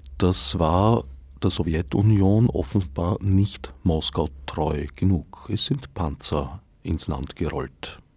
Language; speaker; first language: German; native; German